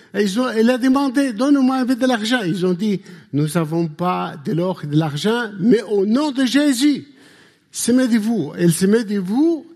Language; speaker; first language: French; non-native, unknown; Arabic